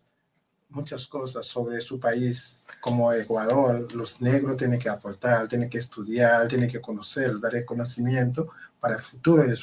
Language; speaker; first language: Spanish; non-native, learner; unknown